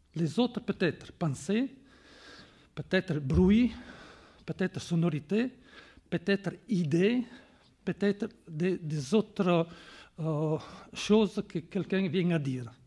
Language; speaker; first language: French; non-native, fluent; Italian